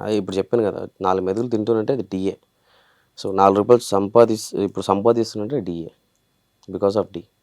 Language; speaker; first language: Telugu; native; Telugu